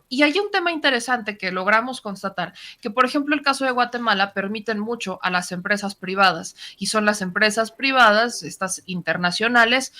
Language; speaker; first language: Spanish; native; Spanish